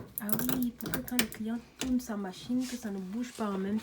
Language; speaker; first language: French; native; French